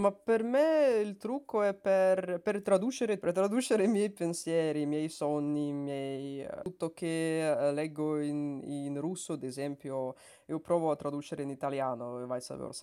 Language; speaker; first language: Italian; non-native, learner; Russian